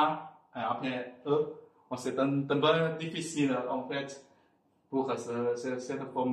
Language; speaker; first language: French; non-native, fluent; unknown